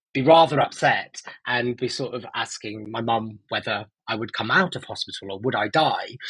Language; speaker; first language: English; native; English